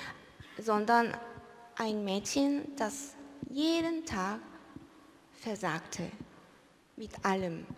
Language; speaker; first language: German; early bilingual, other home language; Korean